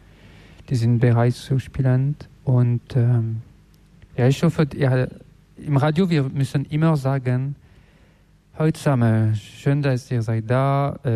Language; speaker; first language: German; non-native, learner; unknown